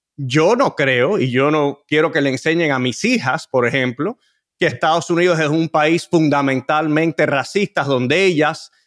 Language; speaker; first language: Spanish; early bilingual, heritage; Spanish